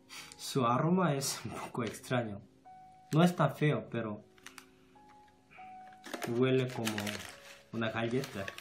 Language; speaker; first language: Spanish; non-native, fluent; Korean